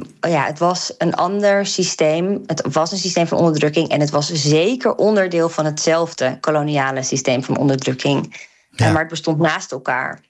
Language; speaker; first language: Dutch; native; Dutch